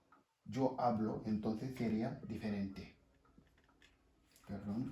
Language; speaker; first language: Spanish; non-native, fluent; Wolof